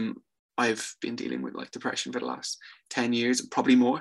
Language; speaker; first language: English; native; English